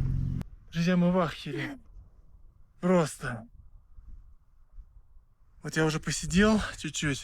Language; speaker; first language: Russian; native; Russian